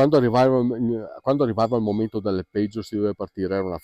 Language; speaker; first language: Italian; native; Italian